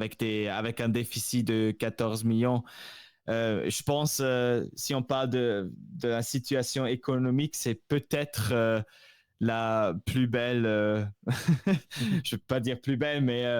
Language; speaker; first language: French; non-native, local second language; Swiss German